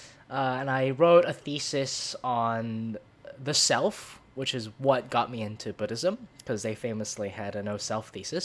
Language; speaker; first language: English; non-native, local second language; Cantonese